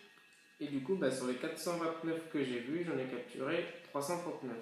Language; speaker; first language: French; native; French